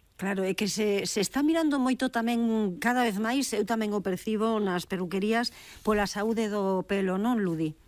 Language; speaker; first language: Galician; native; Galician